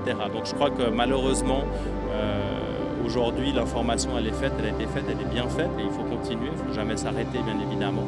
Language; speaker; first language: French; native; French